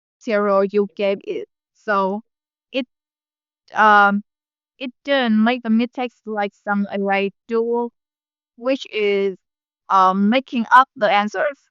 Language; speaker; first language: English; non-native, learner; Vietnamese